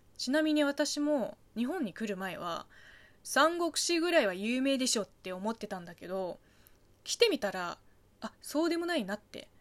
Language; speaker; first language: Japanese; non-native, fluent; Chinese